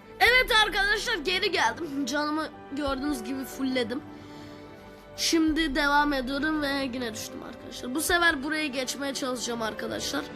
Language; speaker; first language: Turkish; native; Turkish